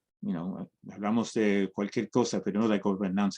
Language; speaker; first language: Spanish; early bilingual, heritage; Spanish